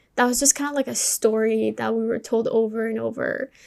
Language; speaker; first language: English; early bilingual, other home language; Spanish